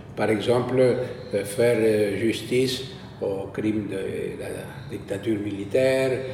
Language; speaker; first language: French; non-native, fluent; Spanish